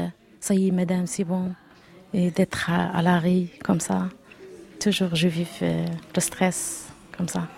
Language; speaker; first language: French; non-native, learner; Arabic